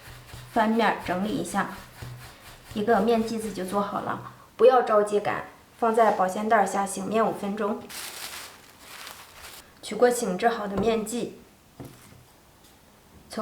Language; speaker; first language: Chinese; native; Chinese